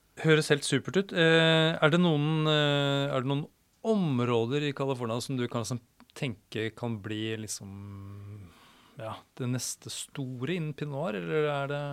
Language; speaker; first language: Norwegian; native; Norwegian